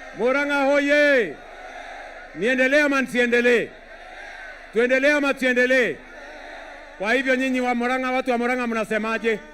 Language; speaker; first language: Swahili; non-native, local second language; Kalenjin